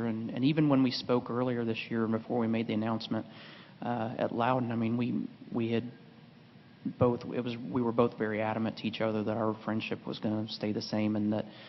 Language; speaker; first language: English; native; English